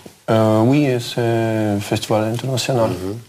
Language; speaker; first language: French; non-native, learner; Russian